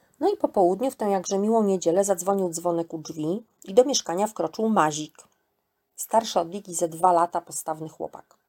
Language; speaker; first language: Polish; native; Polish